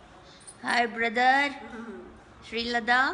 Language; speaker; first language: Telugu; non-native, local second language; Malayalam